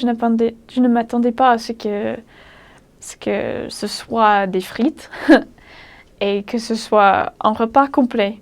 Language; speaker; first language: French; non-native, fluent; English